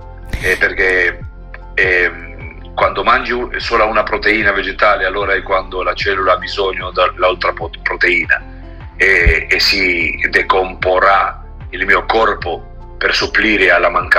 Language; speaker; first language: Italian; non-native, learner; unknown